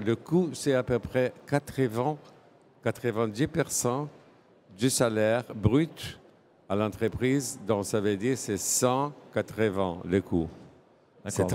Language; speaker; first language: French; non-native, fluent; Portuguese